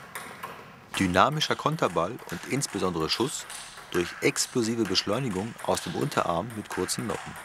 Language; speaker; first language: German; native; German